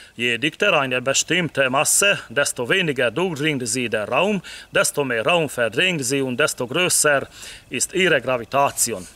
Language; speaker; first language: German; non-native, fluent; Hungarian